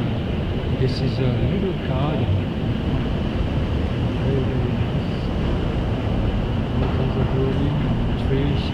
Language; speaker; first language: English; non-native, fluent; Japanese